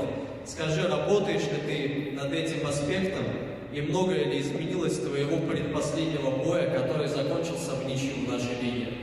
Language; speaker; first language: Russian; native; Russian